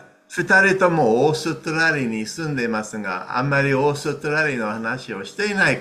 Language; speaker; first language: Japanese; non-native, fluent; English